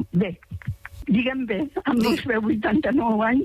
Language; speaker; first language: Catalan; non-native, local second language; Spanish